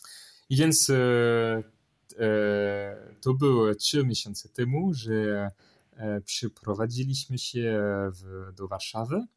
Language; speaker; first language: Polish; non-native, learner; French